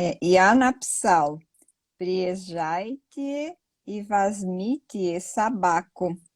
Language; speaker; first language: Russian; non-native, learner; Portuguese